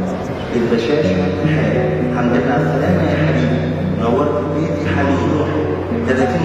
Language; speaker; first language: Arabic; native; Arabic